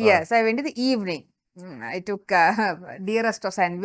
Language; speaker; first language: English; non-native, local second language; Sinhala